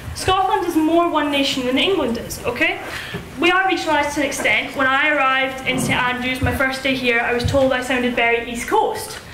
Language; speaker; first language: English; native; English